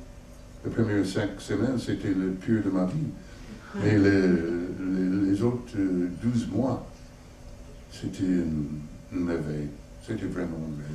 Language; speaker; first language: French; non-native, learner; English